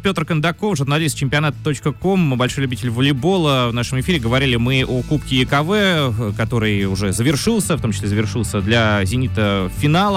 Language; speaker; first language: Russian; native; Russian